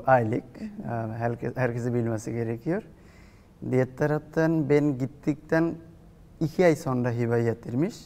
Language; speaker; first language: Turkish; non-native, fluent; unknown